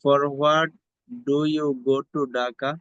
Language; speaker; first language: English; non-native, learner; Bangla